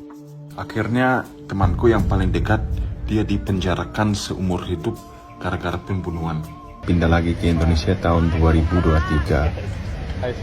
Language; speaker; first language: Indonesian; non-native, fluent; English